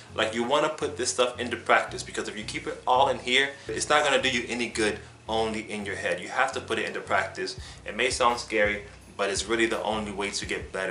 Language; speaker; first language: English; native; English